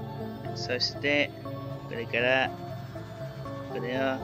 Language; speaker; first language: Japanese; non-native, learner; English